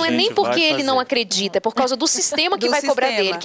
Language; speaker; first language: Portuguese; native; Portuguese